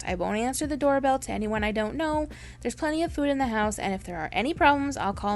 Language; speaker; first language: English; native; English